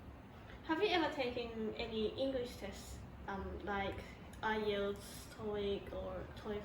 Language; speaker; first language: English; non-native, fluent; Japanese